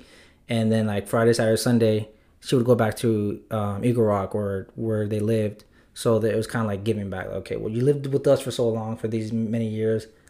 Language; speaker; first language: English; native; English